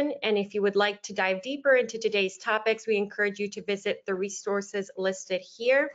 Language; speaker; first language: English; native; English